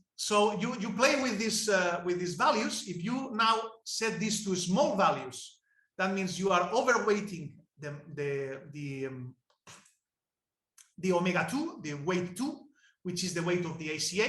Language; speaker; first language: English; non-native, fluent; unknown